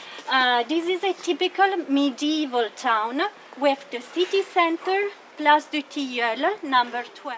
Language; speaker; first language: English; non-native, fluent; French